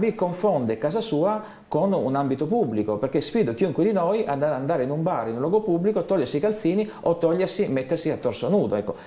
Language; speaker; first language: Italian; native; Italian